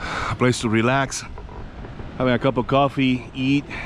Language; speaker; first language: English; non-native, local second language; Spanish